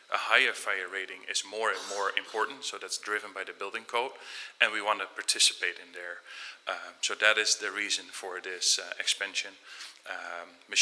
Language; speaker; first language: English; non-native, fluent; Dutch